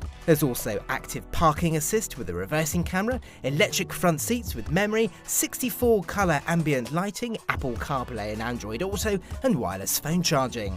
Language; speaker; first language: English; native; English